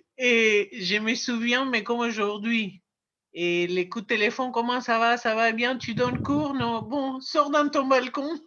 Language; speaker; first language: French; non-native, fluent; Spanish